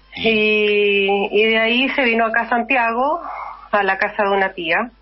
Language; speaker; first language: Spanish; native; Spanish